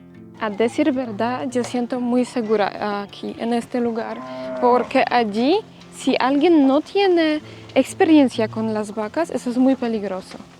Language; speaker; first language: Spanish; non-native, fluent; Polish